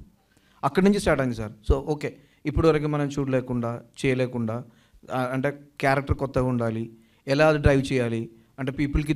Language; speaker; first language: Telugu; non-native, learner; Malayalam